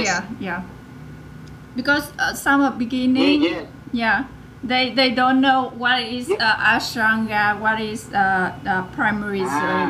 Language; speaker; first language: English; non-native, learner; Vietnamese